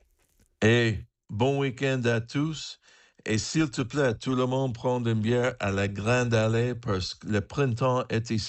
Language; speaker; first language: French; non-native, learner; English